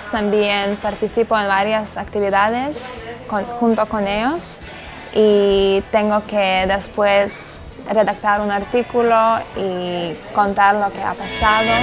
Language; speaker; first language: Spanish; non-native, fluent; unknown